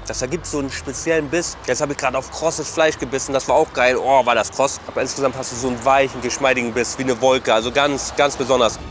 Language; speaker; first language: German; native; German